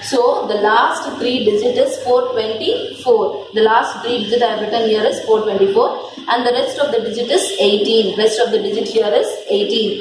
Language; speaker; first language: English; non-native, local second language; Tamil